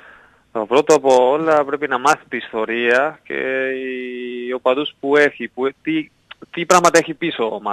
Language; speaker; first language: Greek; non-native, learner; Spanish